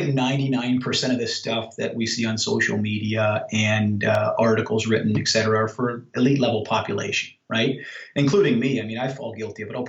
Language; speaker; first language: English; native; English